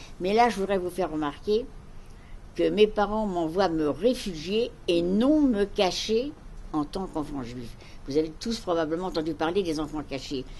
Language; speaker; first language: French; native; French